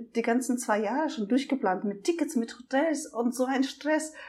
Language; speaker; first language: German; non-native, fluent; Russian